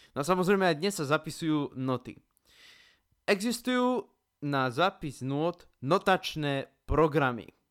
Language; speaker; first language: Slovak; native; Slovak